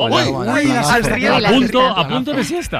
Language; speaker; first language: Spanish; native; Spanish